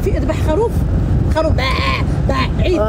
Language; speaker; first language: Arabic; non-native, learner; Pashto